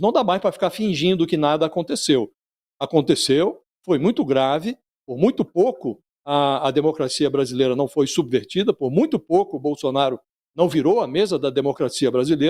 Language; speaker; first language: Portuguese; native; Portuguese